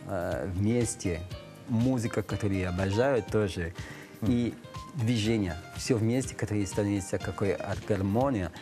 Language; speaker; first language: Russian; non-native, learner; French